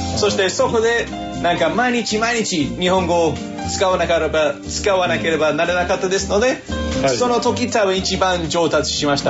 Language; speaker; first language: Japanese; non-native, fluent; English